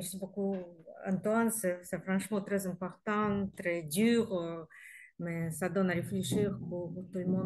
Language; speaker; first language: French; non-native, learner; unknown